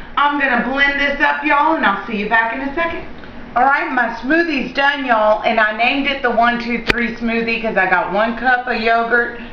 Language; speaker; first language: English; native; English